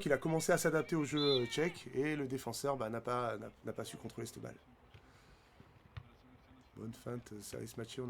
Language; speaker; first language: French; native; French